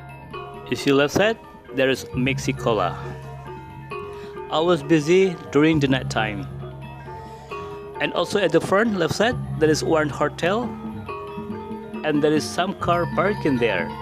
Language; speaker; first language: English; non-native, local second language; Indonesian